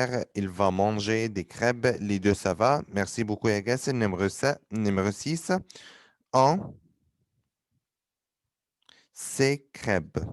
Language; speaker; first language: French; non-native, fluent; Arabic